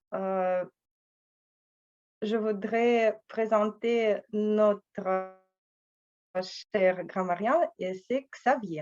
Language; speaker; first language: French; non-native, fluent; Russian